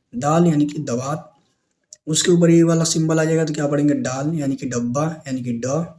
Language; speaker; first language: Hindi; native; Hindi